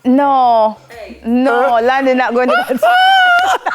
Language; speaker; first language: English; native; English